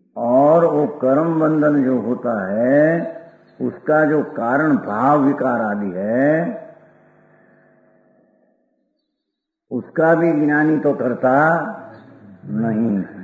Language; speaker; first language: Hindi; non-native, local second language; Gujarati